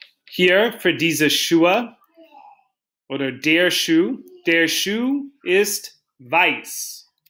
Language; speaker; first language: German; non-native, fluent; English